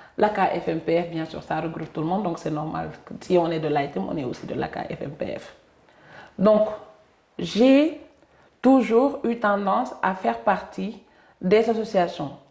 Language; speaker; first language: French; non-native, local second language; Wolof